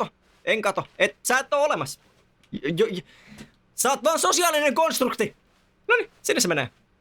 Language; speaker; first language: Finnish; native; Finnish